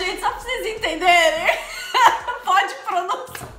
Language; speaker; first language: Portuguese; native; Portuguese